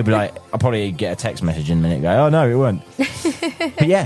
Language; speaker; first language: English; native; English